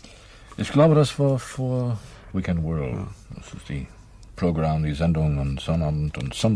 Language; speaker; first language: German; non-native, learner; English